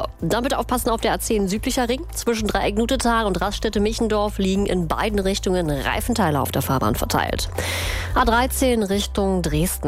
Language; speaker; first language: German; native; German